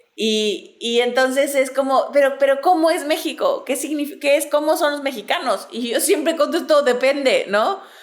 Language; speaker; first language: Spanish; native; Spanish